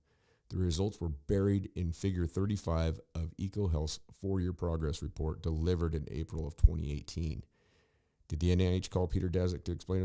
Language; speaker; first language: English; native; English